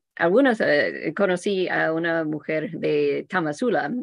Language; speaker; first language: Spanish; non-native, fluent; English